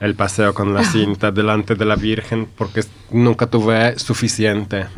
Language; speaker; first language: Spanish; non-native, fluent; Polish